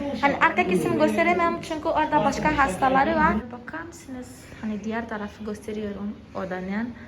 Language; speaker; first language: Turkish; non-native, fluent; Portuguese